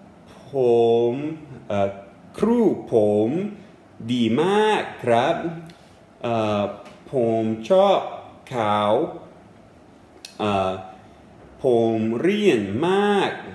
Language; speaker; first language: Thai; non-native, learner; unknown